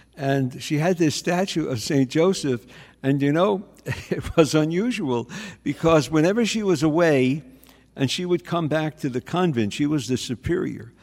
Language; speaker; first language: English; native; English